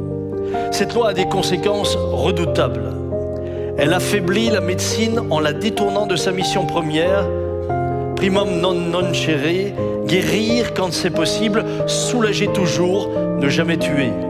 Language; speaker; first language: French; native; French